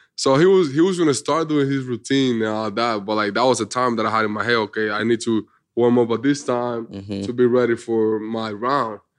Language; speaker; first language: English; early bilingual, other home language; Spanish